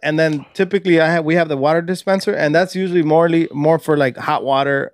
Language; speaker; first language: English; early bilingual, other home language; Spanish